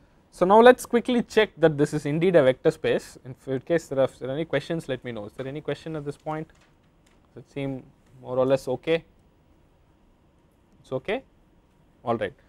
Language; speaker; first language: English; non-native, local second language; Tamil